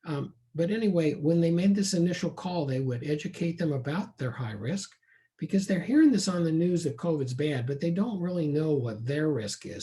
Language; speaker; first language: English; native; English